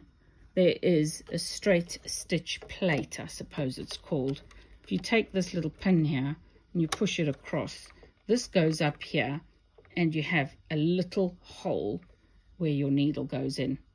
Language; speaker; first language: English; native; English